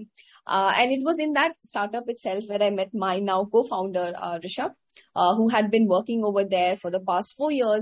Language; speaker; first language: English; non-native, local second language; Hindi